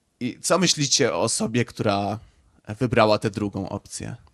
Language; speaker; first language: Polish; native; Polish